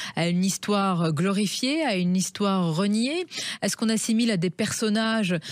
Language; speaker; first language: French; non-native, local second language; Arabic